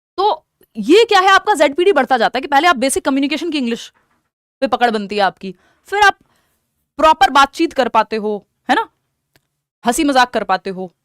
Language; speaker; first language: Hindi; native; Hindi